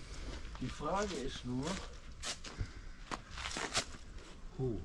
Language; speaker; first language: Dutch; non-native, learner; German